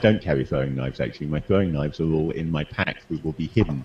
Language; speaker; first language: English; native; English